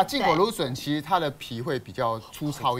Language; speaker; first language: Chinese; native; Chinese